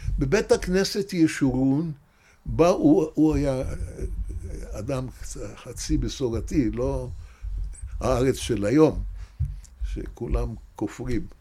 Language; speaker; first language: Hebrew; native; Hebrew